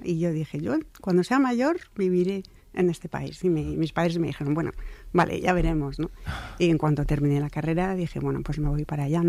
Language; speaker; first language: Spanish; non-native, fluent; French